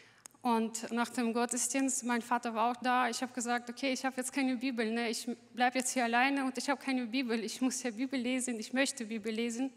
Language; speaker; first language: German; non-native, fluent; Russian